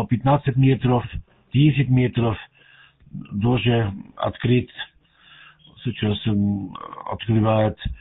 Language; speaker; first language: Russian; non-native, learner; German